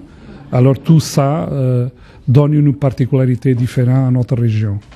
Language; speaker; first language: French; non-native, fluent; Portuguese